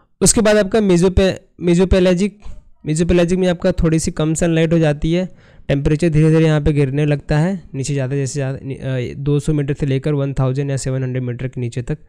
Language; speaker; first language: Hindi; native; Hindi